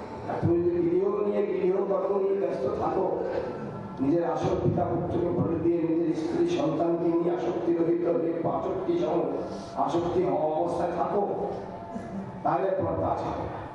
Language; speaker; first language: Bangla; native; Bangla